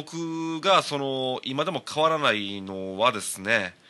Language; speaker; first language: Japanese; native; Japanese